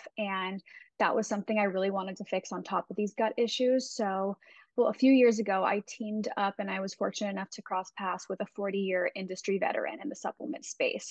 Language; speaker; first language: English; native; English